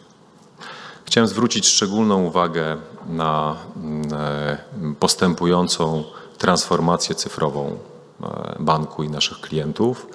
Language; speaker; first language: Polish; native; Polish